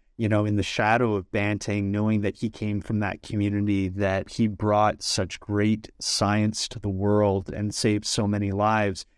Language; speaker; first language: English; native; English